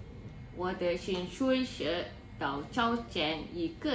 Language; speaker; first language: Chinese; non-native, learner; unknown